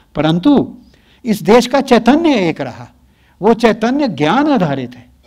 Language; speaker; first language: Hindi; native; Hindi